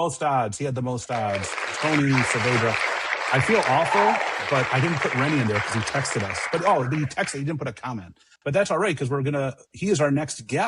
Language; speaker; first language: English; native; English